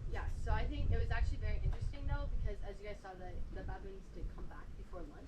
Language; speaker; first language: English; native; English